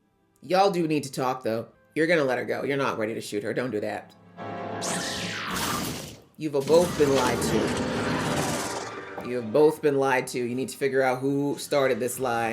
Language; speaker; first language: English; native; English